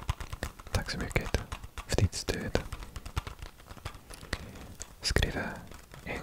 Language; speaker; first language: Swedish; non-native, learner; English